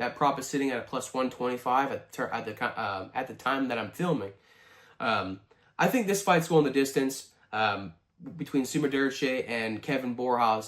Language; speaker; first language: English; native; English